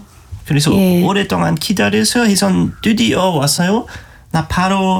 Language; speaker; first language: Korean; non-native, learner; German